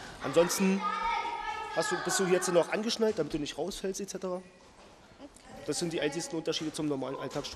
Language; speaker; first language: German; native; German